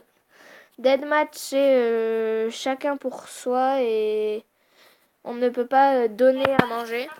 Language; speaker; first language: French; native; French